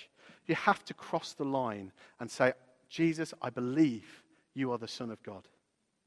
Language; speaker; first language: English; native; English